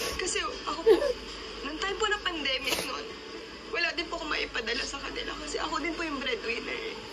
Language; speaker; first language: Filipino; native; Filipino